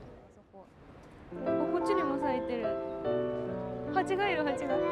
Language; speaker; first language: Japanese; native; Japanese